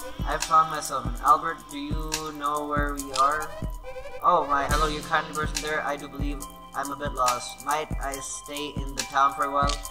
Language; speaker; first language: English; non-native, local second language; Urdu